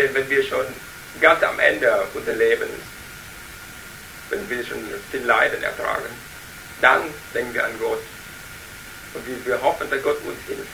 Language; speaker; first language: German; non-native, learner; Vietnamese